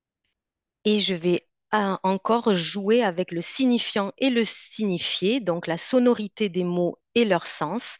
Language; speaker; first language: French; native; French